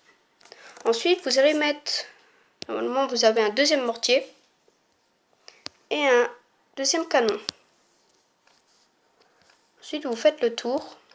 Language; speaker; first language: French; native; French